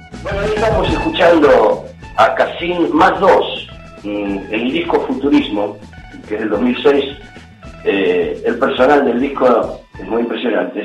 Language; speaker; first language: Spanish; native; Spanish